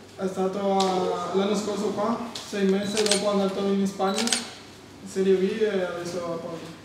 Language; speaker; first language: Italian; non-native, fluent; Spanish